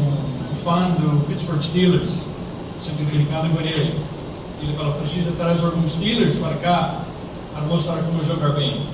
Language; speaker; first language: Portuguese; non-native, fluent; English